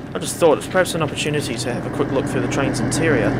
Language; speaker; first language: English; native; English